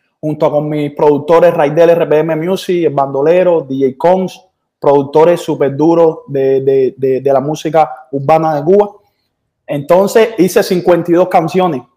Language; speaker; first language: Spanish; native; Spanish